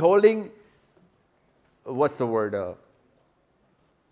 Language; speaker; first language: English; non-native, local second language; Urdu